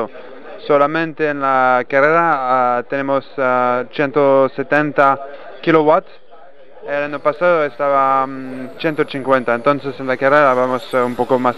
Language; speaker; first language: Spanish; non-native, fluent; French